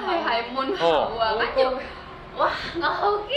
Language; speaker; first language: Chinese; non-native, learner; Indonesian